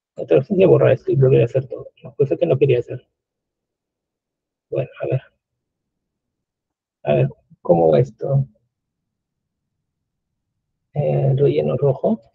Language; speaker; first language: Spanish; native; Spanish